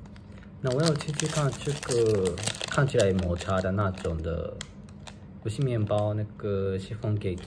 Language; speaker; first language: Chinese; non-native, fluent; Japanese